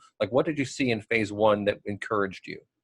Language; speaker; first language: English; native; English